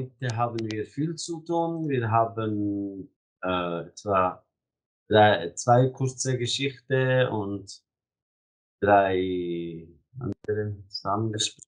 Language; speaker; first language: German; non-native, fluent; Kurdish